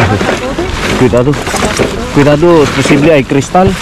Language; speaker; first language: Spanish; non-native, learner; Filipino